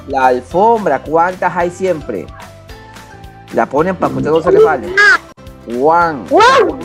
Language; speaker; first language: Spanish; native; Spanish